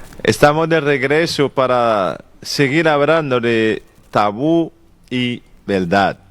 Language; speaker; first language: Spanish; non-native, fluent; Haitian Creole